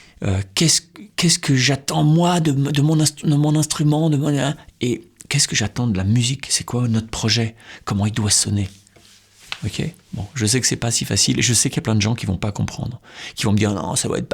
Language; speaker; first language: French; native; French